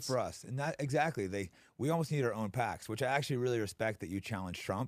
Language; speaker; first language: English; native; English